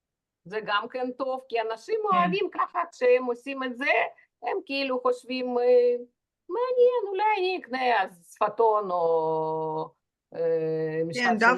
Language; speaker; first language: Hebrew; non-native, fluent; Russian